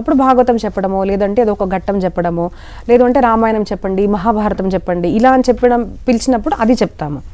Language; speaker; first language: Telugu; non-native, local second language; Marathi